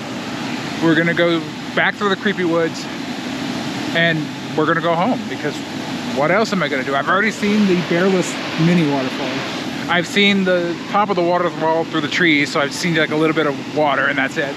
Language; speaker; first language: English; native; English